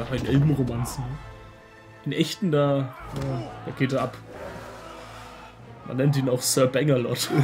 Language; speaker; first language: German; native; German